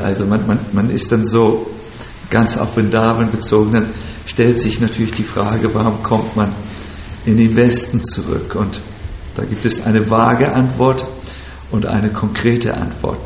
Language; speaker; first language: German; native; German